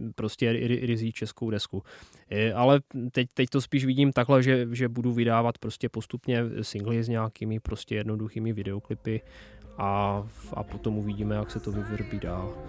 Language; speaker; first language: Czech; non-native, local second language; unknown